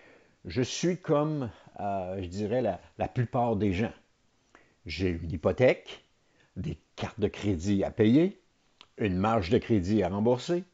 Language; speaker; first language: French; native; French